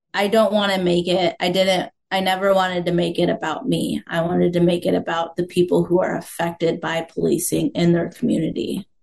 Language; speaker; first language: English; native; English